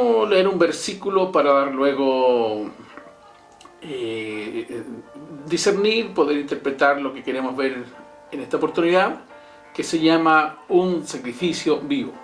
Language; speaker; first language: Spanish; native; Spanish